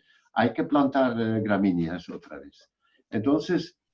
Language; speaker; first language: Spanish; non-native, fluent; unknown